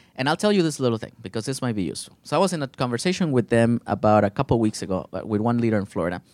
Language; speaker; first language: English; early bilingual, other home language; Spanish